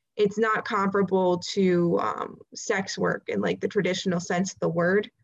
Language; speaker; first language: English; native; English